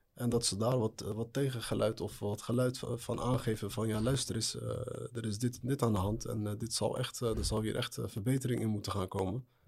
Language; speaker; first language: Dutch; early bilingual, other home language; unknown